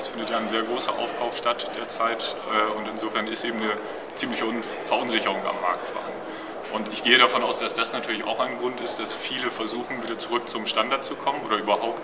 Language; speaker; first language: German; native; German